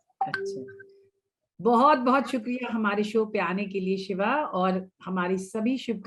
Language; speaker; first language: Hindi; native; Hindi